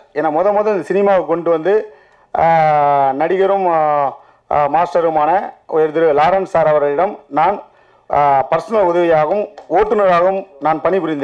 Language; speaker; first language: Tamil; native; Tamil